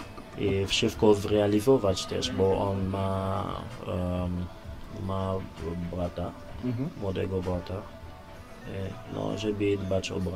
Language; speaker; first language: Polish; non-native, learner; Lingala